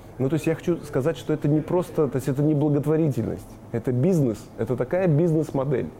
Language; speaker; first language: Russian; native; Russian